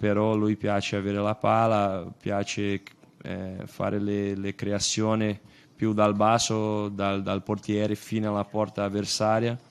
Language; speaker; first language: Italian; non-native, fluent; Portuguese